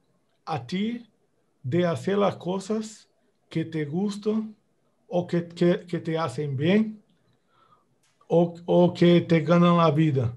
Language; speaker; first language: Spanish; non-native, fluent; Portuguese